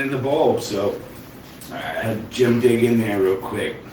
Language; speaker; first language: English; native; English